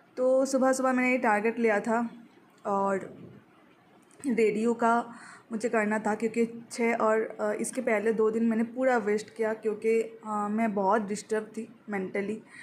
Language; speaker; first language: Hindi; non-native, local second language; Bangla